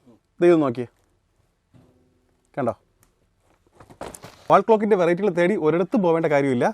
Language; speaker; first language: Malayalam; native; Malayalam